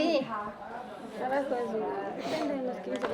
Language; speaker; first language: Spanish; native; Spanish